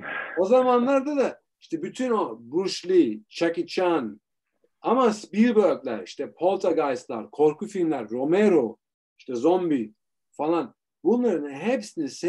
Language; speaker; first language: Turkish; early bilingual, heritage; Turkish